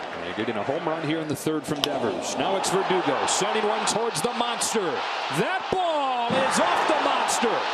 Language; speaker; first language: English; native; English